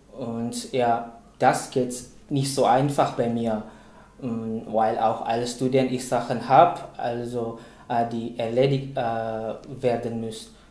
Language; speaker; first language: German; non-native, fluent; Indonesian